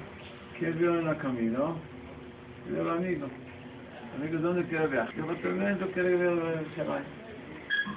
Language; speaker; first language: Portuguese; non-native, learner; Spanish